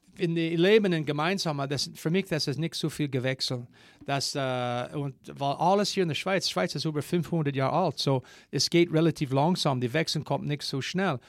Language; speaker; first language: German; non-native, learner; English